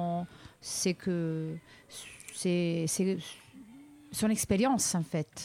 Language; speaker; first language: French; native; French